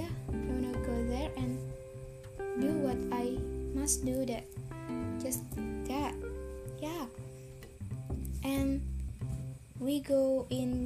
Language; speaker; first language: English; non-native, learner; Indonesian